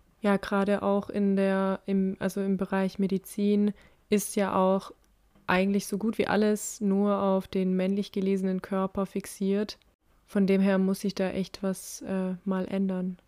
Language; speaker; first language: German; native; German